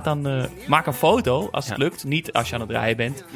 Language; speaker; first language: Dutch; native; Dutch